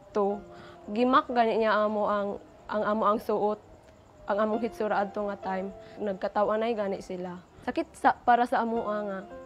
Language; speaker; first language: Cebuano; non-native, local second language; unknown